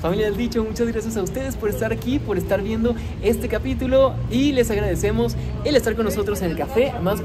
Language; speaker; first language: Spanish; native; Spanish